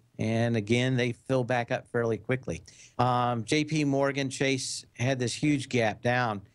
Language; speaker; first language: English; native; English